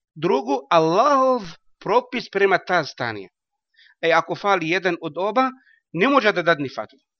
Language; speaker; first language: Bosnian; non-native, learner; Arabic